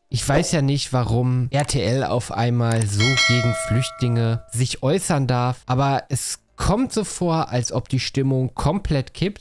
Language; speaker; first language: German; native; German